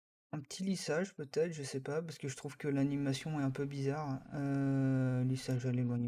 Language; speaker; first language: French; native; French